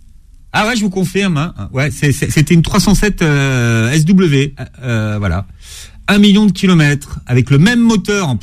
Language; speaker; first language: French; native; French